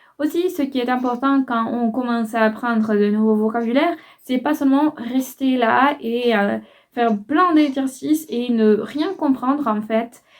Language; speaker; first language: French; non-native, fluent; Spanish